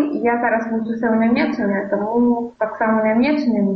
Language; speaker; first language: Belarusian; non-native, fluent; Italian